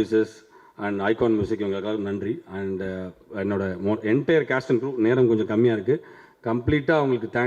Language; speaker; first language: Tamil; native; Tamil